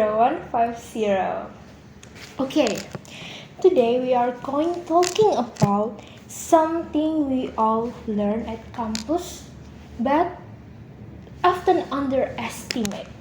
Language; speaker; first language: English; non-native, learner; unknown